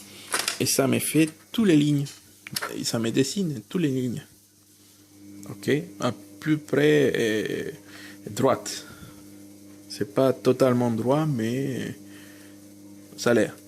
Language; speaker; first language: French; non-native, fluent; Spanish